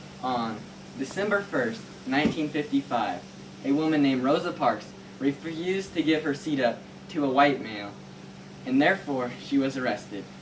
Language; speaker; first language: English; native; English